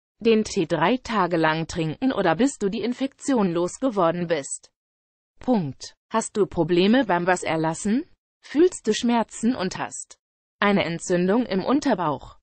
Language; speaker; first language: German; native; German